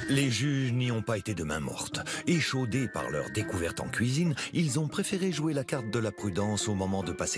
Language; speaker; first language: French; native; French